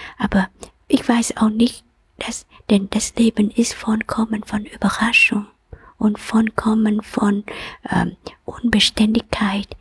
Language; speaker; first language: German; non-native, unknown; Vietnamese